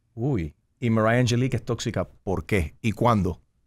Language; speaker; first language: Spanish; early bilingual, heritage; Spanish